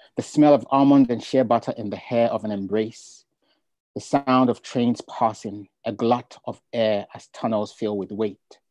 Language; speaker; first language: English; non-native, local second language; Ga